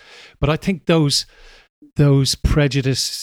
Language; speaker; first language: English; native; English